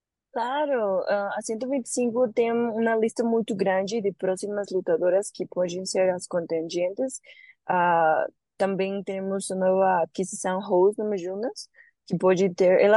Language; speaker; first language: Portuguese; non-native, learner; Spanish